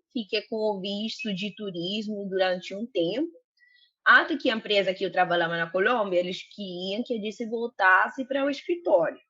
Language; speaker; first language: Portuguese; non-native, fluent; Spanish